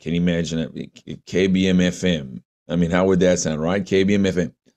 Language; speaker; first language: English; early bilingual, other home language; Afrikaans